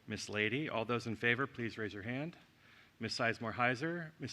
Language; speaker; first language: English; native; English